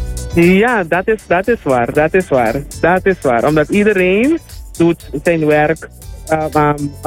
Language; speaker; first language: Dutch; non-native, local second language; Papiamento